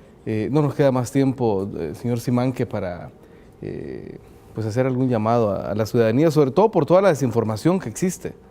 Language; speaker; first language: Spanish; native; Spanish